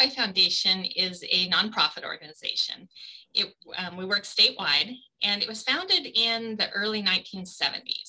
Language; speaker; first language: English; native; English